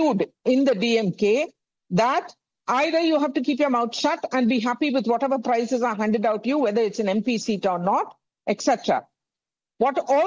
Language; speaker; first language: English; non-native, local second language; Tamil